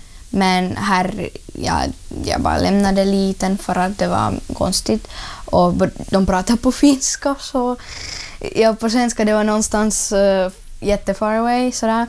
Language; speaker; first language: Swedish; early bilingual, other home language; Ukrainian